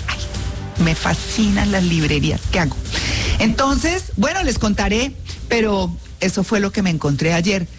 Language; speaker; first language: Spanish; native; Spanish